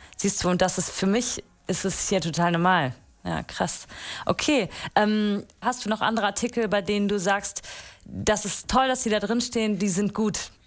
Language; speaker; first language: German; native; German